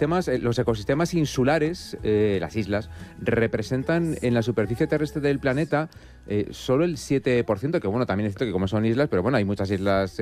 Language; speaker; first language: Spanish; native; Spanish